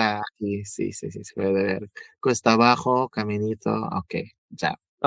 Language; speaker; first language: Spanish; non-native, fluent; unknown